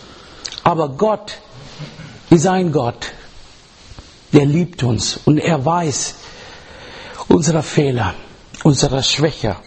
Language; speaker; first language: German; non-native, learner; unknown